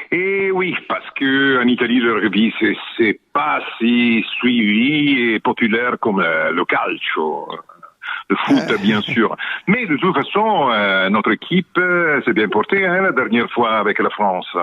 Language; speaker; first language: French; non-native, fluent; Italian